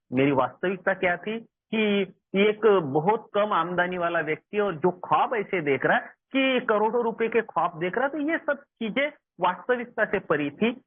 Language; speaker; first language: Hindi; non-native, local second language; Marathi